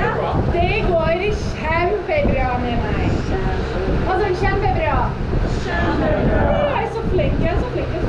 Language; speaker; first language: Norwegian; non-native, fluent; English